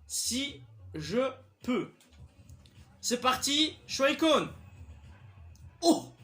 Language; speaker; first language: French; native; French